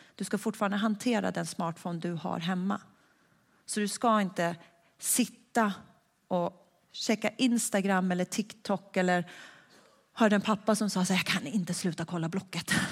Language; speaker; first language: Swedish; early bilingual, other home language; Persian